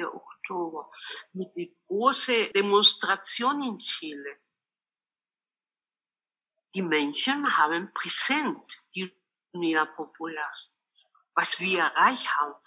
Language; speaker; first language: German; non-native, local second language; Spanish